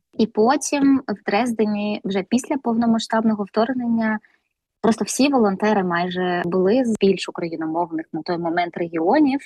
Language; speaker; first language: Ukrainian; non-native, local second language; Russian